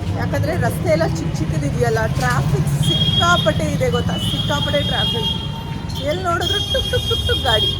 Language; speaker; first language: Kannada; native; Kannada